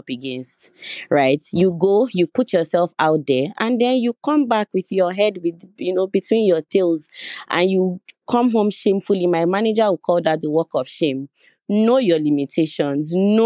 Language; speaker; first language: English; non-native, local second language; Yoruba